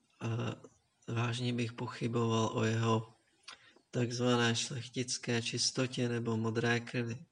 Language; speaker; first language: Czech; native; Czech